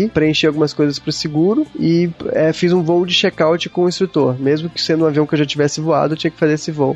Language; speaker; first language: Portuguese; native; Portuguese